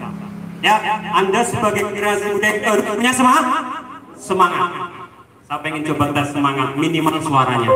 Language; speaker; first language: Indonesian; native; Indonesian